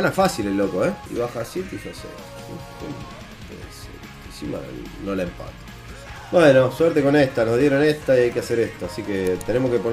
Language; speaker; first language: Spanish; native; Spanish